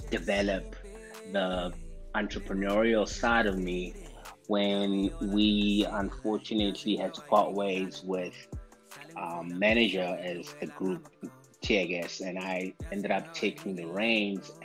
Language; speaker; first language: English; non-native, local second language; Zulu